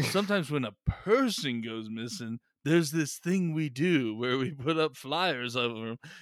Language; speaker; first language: English; native; English